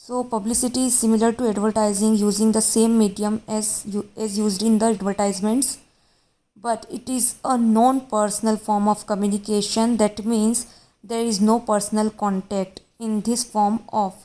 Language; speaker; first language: English; non-native, local second language; Hindi